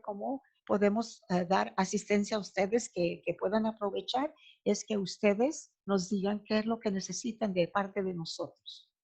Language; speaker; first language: Spanish; native; Spanish